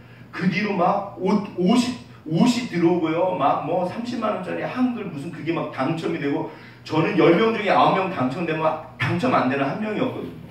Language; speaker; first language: Korean; native; Korean